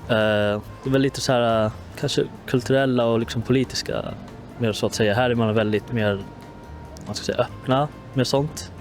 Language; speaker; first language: Swedish; native; Swedish